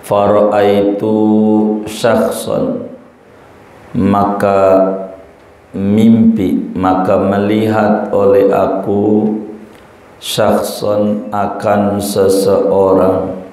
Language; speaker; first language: Indonesian; native; Indonesian